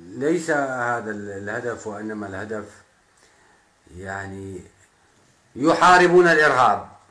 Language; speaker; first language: Arabic; native; Arabic